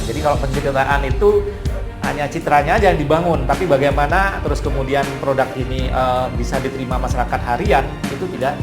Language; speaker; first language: Indonesian; non-native, local second language; Madurese